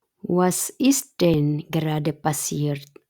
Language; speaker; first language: German; non-native, fluent; Indonesian